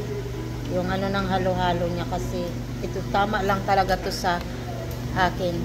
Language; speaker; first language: Filipino; native; Filipino